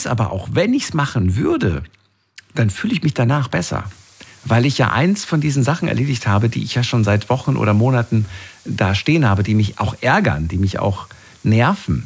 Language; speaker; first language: German; native; German